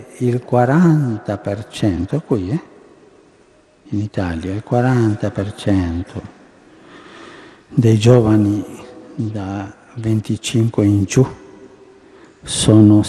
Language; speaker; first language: Italian; non-native, fluent; Spanish